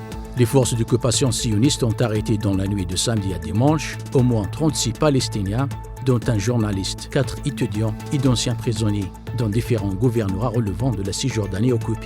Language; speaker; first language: French; non-native, local second language; Arabic